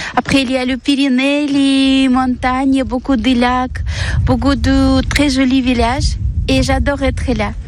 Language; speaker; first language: French; non-native, learner; Ukrainian